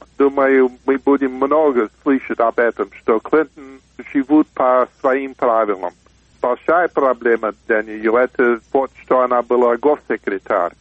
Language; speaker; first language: Russian; non-native, fluent; English